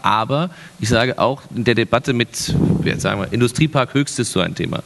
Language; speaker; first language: German; native; German